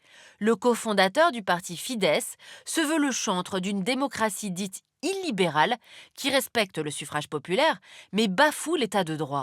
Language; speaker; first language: French; native; French